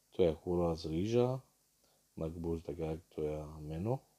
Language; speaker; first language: Slovak; non-native, learner; Arabic